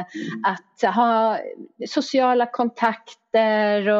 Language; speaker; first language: Swedish; native; Swedish